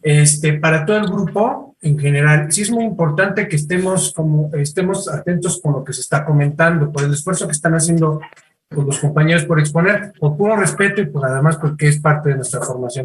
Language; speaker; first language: Spanish; native; Spanish